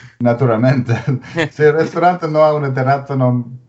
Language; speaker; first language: Italian; non-native, learner; German